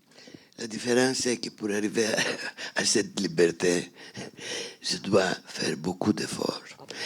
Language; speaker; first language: French; non-native, fluent; Greek